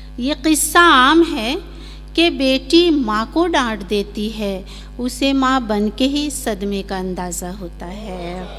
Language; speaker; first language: Urdu; native; Urdu